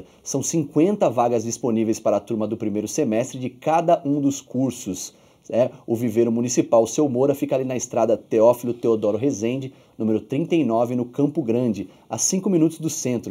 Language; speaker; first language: Portuguese; native; Portuguese